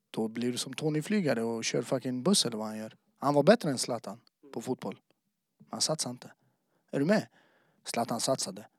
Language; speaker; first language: Swedish; early bilingual, other home language; Albanian